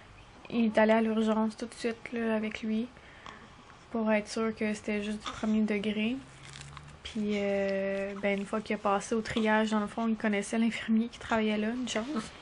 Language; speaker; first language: French; native; French